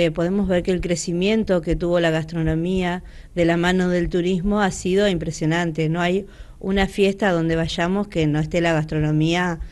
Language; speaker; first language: Spanish; native; Spanish